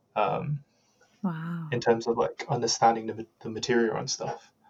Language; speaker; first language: English; native; English